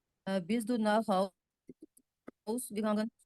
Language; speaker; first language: German; non-native, learner; Urdu